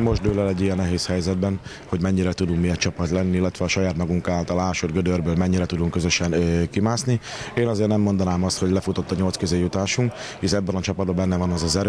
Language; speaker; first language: Hungarian; native; Hungarian